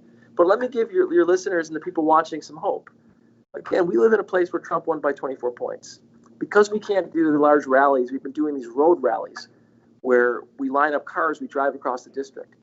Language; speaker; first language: English; native; English